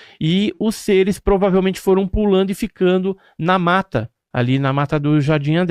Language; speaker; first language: Portuguese; native; Portuguese